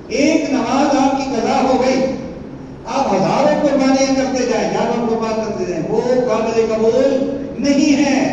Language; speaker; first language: Urdu; non-native, local second language; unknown